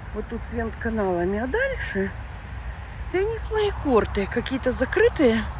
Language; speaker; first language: Russian; native; Russian